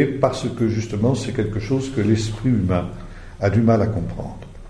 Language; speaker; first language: French; native; French